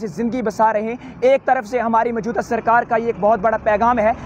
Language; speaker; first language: Hindi; native; Hindi